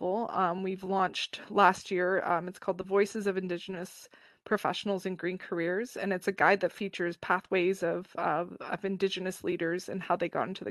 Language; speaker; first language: English; native; English